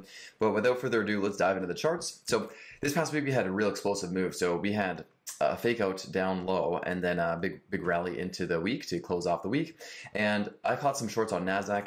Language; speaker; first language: English; native; English